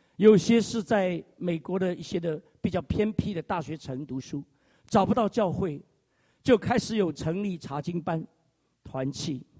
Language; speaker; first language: Chinese; native; Chinese